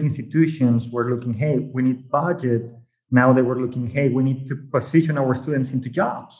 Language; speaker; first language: English; non-native, fluent; Spanish